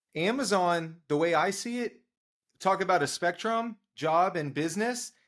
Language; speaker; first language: English; native; English